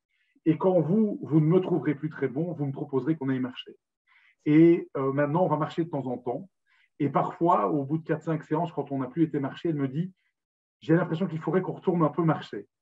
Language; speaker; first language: French; native; French